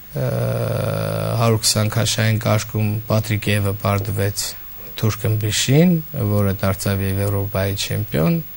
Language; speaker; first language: Armenian; native; Armenian